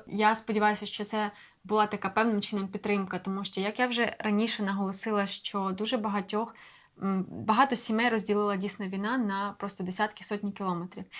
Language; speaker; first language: Ukrainian; native; Ukrainian